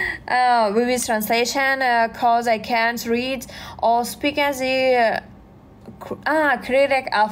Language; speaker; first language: English; non-native, learner; Russian